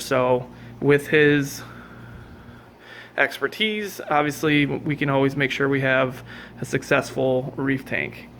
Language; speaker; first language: English; native; English